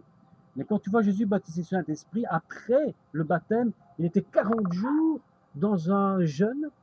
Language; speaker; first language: French; native; French